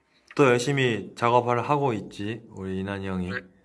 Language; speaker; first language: Korean; native; Korean